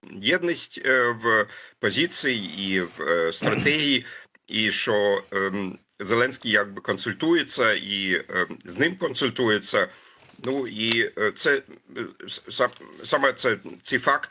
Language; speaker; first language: Ukrainian; non-native, fluent; German